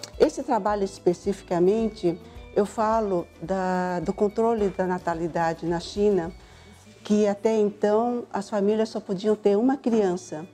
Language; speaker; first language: Portuguese; early bilingual, other home language; Cantonese